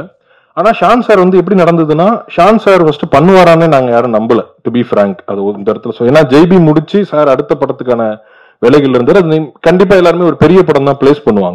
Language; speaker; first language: Tamil; native; Tamil